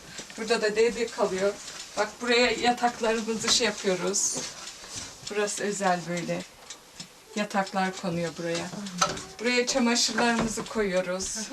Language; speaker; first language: Turkish; native; Turkish